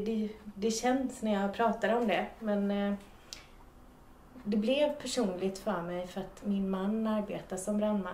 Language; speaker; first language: Swedish; native; Swedish